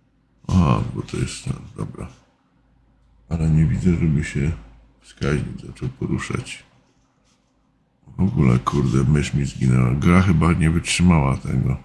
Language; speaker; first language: Polish; native; Polish